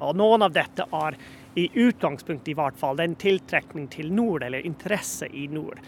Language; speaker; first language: Norwegian; non-native, fluent; English